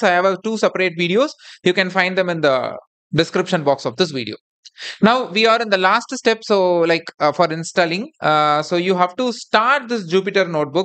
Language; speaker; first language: English; non-native, local second language; Tamil